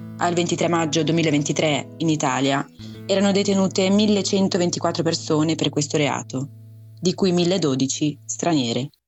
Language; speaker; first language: Italian; native; Italian